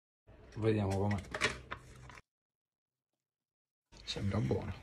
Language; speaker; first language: Italian; native; Italian